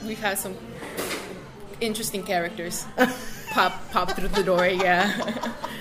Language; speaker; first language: English; non-native, fluent; Spanish